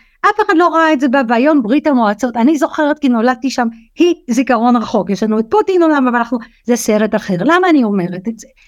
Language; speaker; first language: Hebrew; early bilingual, other home language; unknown